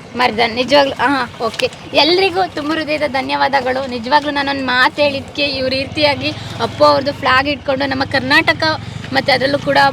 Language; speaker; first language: Kannada; native; Kannada